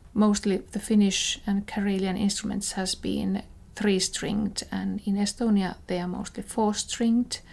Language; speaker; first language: English; non-native, fluent; Finnish